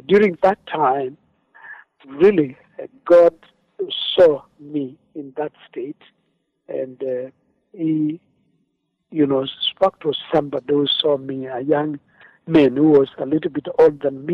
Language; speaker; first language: English; non-native, local second language; Kamba